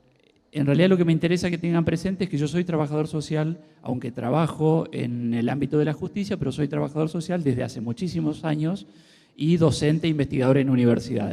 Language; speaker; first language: Spanish; native; Spanish